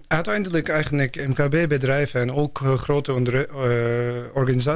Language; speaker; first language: Dutch; non-native, fluent; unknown